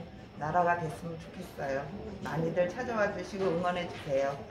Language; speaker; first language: Korean; native; Korean